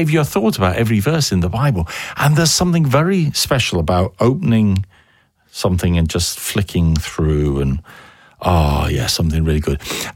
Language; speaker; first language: English; native; English